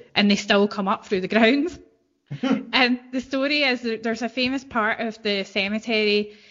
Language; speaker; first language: English; native; English